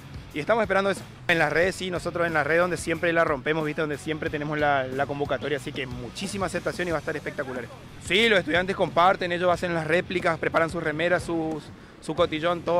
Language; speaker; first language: Spanish; native; Spanish